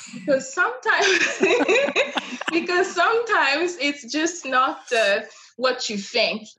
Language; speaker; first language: English; non-native, fluent; French